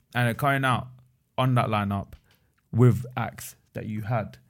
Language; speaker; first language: English; native; English